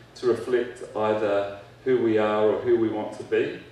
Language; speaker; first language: English; native; English